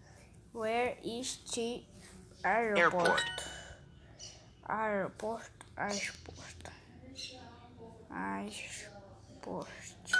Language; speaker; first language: English; non-native, learner; Portuguese